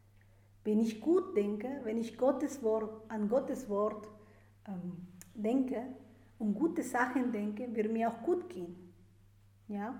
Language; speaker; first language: German; non-native, fluent; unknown